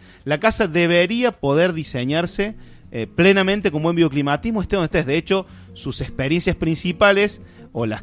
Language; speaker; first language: Spanish; native; Spanish